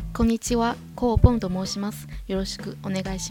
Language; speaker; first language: Japanese; non-native, fluent; Chinese